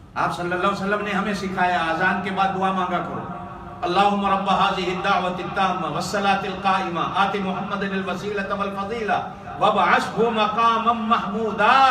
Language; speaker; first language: Urdu; non-native, local second language; Pashto